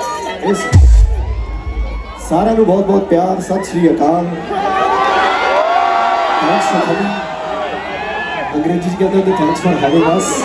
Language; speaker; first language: Hindi; non-native, local second language; Punjabi